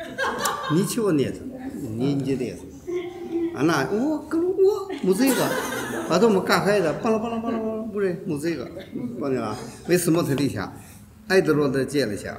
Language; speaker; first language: Russian; non-native, learner; Chinese